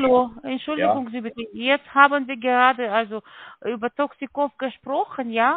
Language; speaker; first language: German; non-native, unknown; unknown